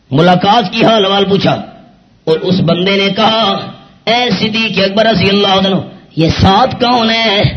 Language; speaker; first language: Urdu; non-native, local second language; Pashto